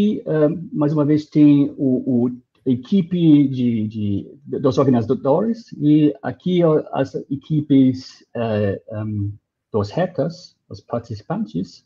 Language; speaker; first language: Portuguese; non-native, fluent; German